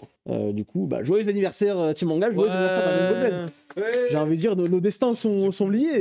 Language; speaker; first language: French; native; French